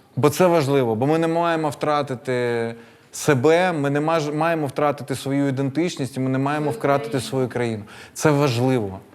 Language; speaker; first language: Ukrainian; non-native, local second language; Russian